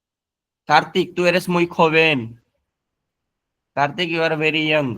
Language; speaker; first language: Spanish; non-native, learner; Hindi